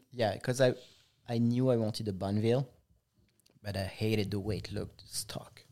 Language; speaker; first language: English; non-native, fluent; French